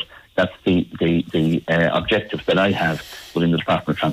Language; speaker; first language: English; native; English